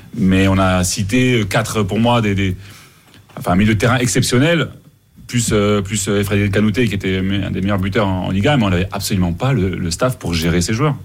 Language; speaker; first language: French; native; French